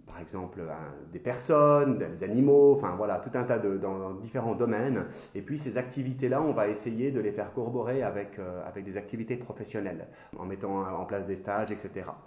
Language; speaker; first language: French; native; French